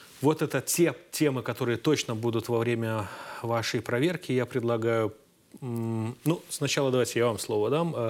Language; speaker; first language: Russian; native; Russian